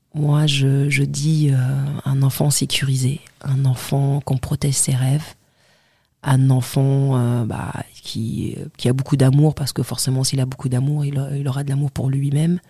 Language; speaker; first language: French; non-native, local second language; Arabic